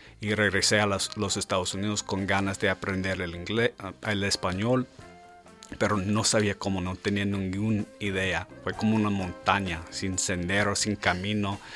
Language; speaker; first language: Spanish; non-native, fluent; English